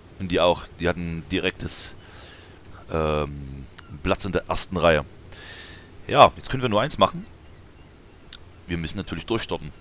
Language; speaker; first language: German; native; German